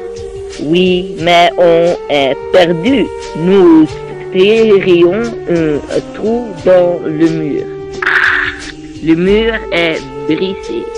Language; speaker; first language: French; non-native, learner; Dutch